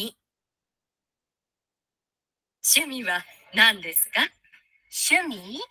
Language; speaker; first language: Japanese; non-native, learner; Bangla